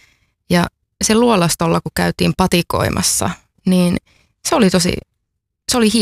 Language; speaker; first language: Finnish; native; Finnish